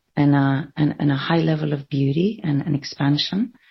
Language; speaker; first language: English; native; English